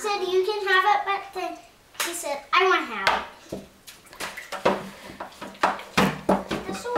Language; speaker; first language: English; native; English